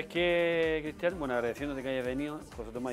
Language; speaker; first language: Spanish; native; Spanish